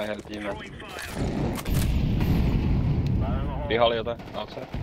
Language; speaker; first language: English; non-native, learner; Finnish